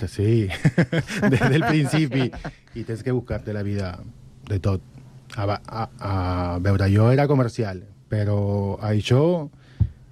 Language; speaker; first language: Catalan; non-native, fluent; Spanish